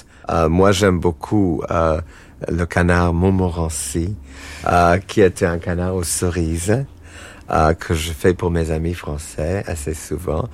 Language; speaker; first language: French; non-native, fluent; English